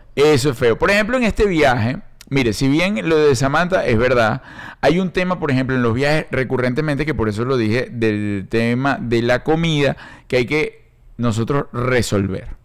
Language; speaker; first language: Spanish; native; Spanish